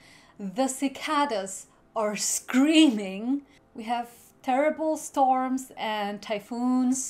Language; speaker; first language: English; non-native, fluent; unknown